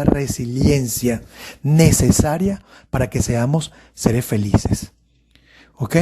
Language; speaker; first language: Spanish; native; Spanish